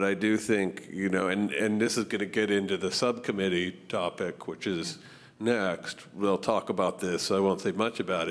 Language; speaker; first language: English; native; English